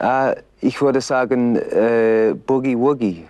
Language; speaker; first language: German; non-native, learner; English